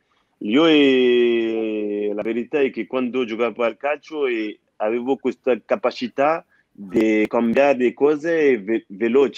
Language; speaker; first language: Italian; non-native, fluent; French